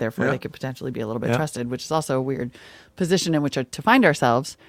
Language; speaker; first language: English; native; English